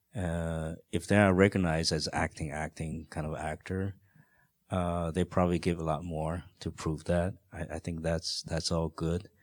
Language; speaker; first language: English; non-native, fluent; Chinese